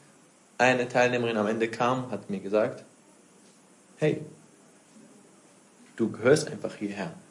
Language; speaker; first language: German; non-native, fluent; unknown